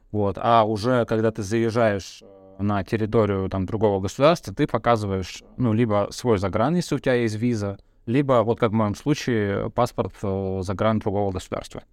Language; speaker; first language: Russian; early bilingual, other home language; Bulgarian